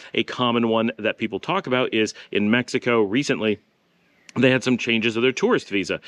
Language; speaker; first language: English; native; English